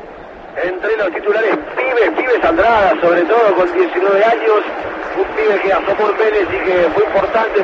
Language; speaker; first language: Spanish; native; Spanish